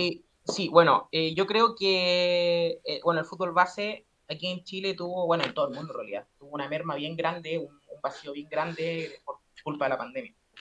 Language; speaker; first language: Spanish; native; Spanish